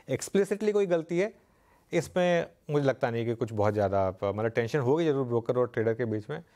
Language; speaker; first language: Hindi; native; Hindi